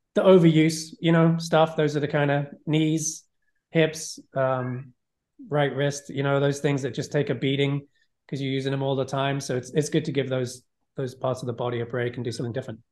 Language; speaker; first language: English; native; English